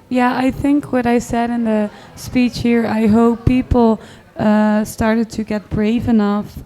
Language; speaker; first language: English; non-native, fluent; Dutch